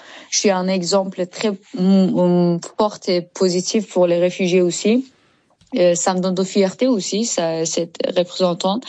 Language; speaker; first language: French; non-native, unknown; Persian